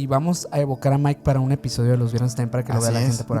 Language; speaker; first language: Spanish; native; Spanish